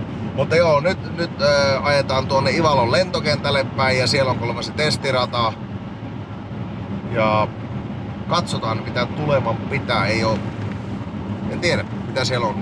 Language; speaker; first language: Finnish; native; Finnish